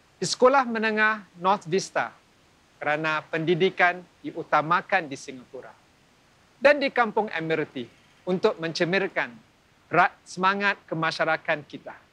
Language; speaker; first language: Malay; native; Malay